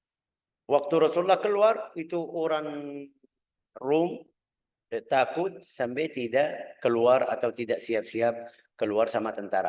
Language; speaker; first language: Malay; non-native, fluent; Arabic